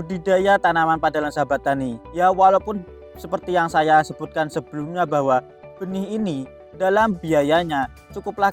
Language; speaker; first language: Indonesian; native; Indonesian